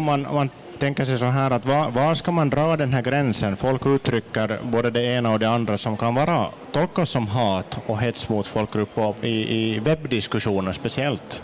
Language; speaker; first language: Swedish; native; Swedish